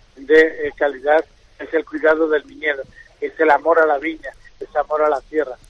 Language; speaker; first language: Spanish; native; Spanish